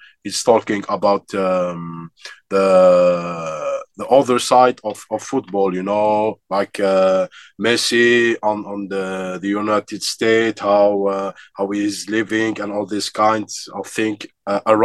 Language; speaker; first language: English; non-native, fluent; Arabic